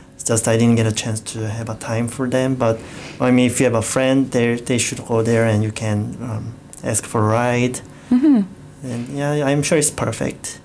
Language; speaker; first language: English; non-native, fluent; Korean